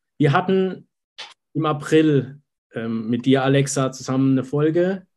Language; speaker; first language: German; native; German